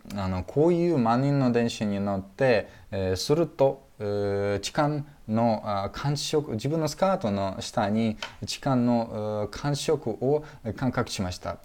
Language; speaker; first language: Japanese; non-native, fluent; Russian